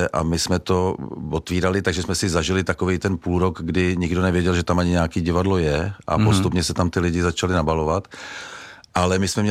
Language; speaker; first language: Czech; native; Czech